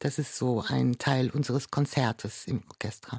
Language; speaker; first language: German; non-native, fluent; Arabic